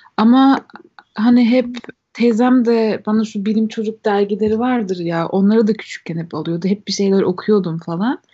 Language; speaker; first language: Turkish; early bilingual, heritage; Turkish